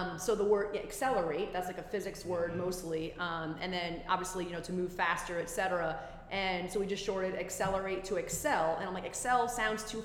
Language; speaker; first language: English; native; English